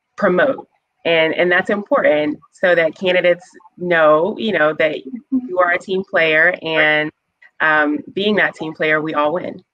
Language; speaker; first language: English; native; English